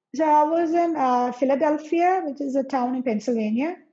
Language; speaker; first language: English; non-native, local second language; Malayalam